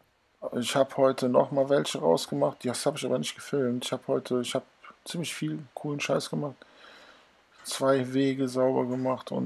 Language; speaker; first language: German; native; German